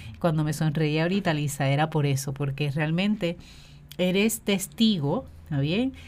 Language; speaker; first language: Spanish; native; Spanish